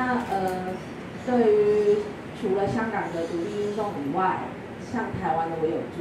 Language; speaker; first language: Chinese; native; Chinese